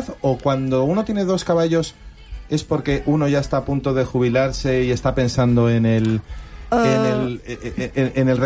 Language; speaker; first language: Spanish; native; Spanish